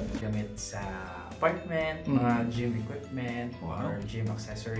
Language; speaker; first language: Filipino; non-native, local second language; Cebuano